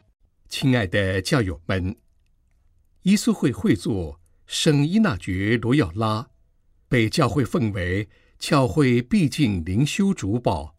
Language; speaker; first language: Chinese; native; Chinese